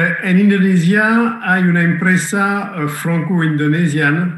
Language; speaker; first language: Spanish; non-native, fluent; French